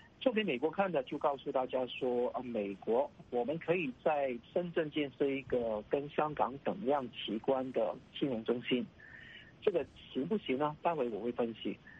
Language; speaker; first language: Chinese; non-native, local second language; Cantonese